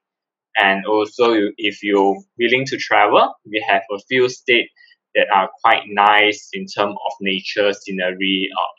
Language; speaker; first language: English; non-native, local second language; Cantonese